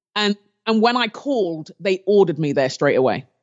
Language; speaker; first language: English; native; English